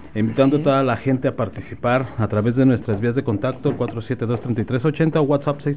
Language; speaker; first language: Spanish; native; Spanish